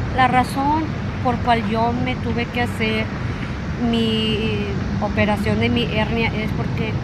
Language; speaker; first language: Spanish; early bilingual, heritage; Spanish